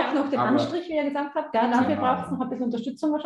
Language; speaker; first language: German; native; German